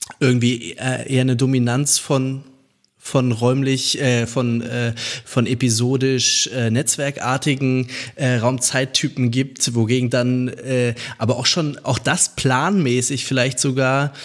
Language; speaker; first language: German; native; German